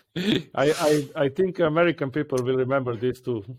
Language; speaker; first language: English; non-native, learner; Croatian